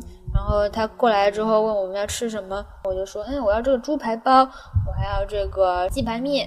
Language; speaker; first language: Chinese; non-native, local second language; Cantonese